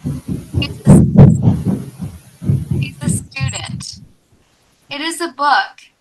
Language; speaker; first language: English; non-native, learner; Haitian Creole